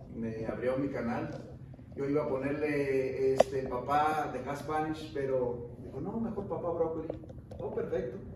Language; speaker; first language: Spanish; native; Spanish